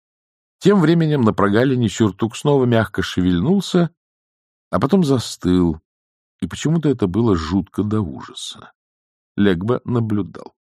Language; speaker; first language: Russian; native; Russian